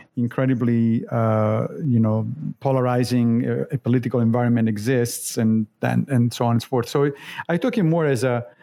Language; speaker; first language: English; non-native, fluent; Italian